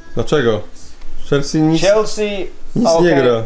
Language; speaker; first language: Polish; native; Polish